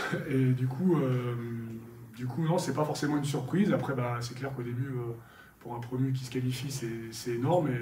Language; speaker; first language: French; native; French